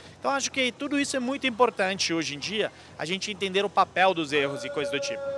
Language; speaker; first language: Portuguese; non-native, fluent; Italian